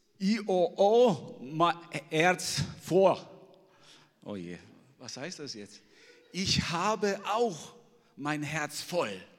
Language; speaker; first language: German; non-native, fluent; Albanian